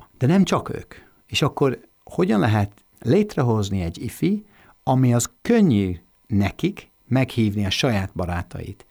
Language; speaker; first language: Hungarian; non-native, fluent; English